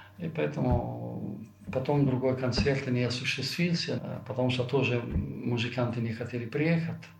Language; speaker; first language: Russian; non-native, fluent; Italian